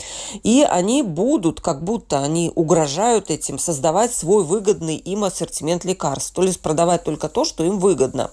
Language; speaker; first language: Russian; native; Russian